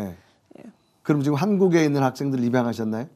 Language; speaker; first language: Korean; native; Korean